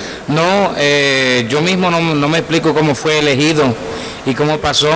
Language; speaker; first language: Spanish; native; Spanish